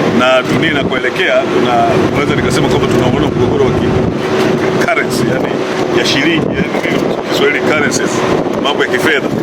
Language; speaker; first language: Swahili; native; Swahili